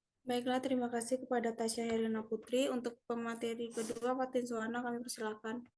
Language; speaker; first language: Indonesian; native; Indonesian